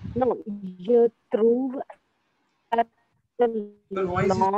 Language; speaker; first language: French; non-native, learner; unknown